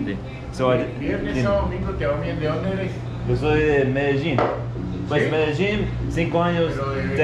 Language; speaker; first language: Spanish; non-native, learner; English